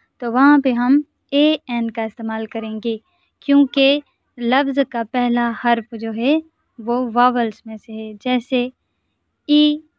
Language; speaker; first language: Urdu; non-native, local second language; Sindhi